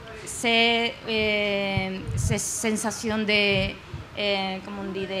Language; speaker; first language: French; non-native, learner; Spanish